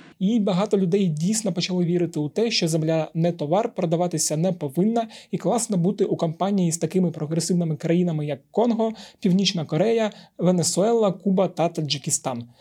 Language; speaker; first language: Ukrainian; non-native, local second language; Russian